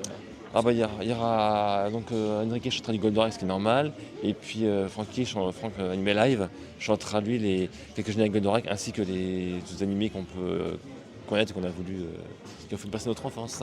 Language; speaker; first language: French; native; French